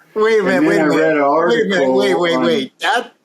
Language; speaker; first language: English; native; English